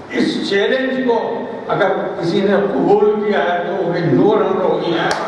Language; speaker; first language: Urdu; native; Urdu